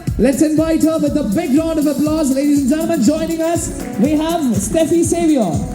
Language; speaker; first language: English; non-native, local second language; Malayalam